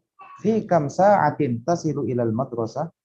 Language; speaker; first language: Arabic; non-native, fluent; Indonesian